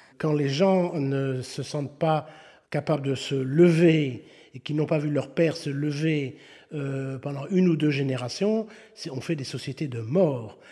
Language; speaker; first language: French; native; French